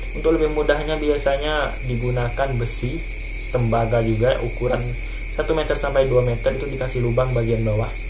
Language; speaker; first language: Indonesian; non-native, local second language; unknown